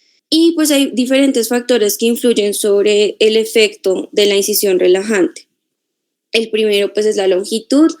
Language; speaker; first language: Spanish; native; Spanish